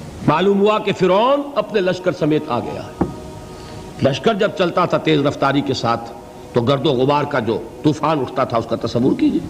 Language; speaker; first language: Urdu; native; Urdu